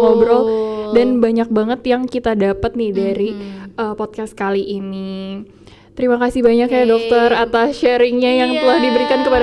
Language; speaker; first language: Indonesian; native; Indonesian